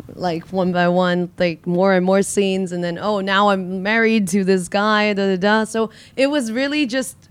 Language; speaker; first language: English; native; English